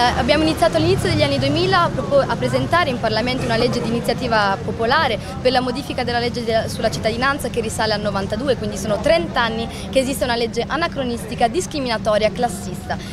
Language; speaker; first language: Italian; early bilingual, other home language; Arabic